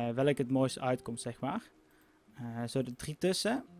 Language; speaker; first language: Dutch; native; Dutch